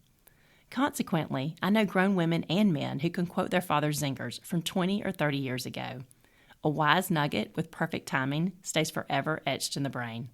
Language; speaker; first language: English; native; English